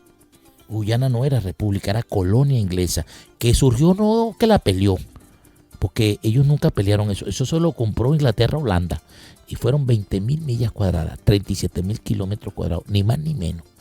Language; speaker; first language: Spanish; native; Spanish